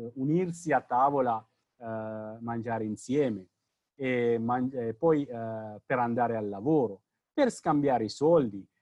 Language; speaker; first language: Italian; non-native, fluent; Sinhala